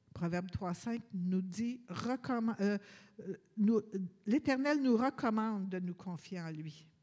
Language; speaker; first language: French; native; French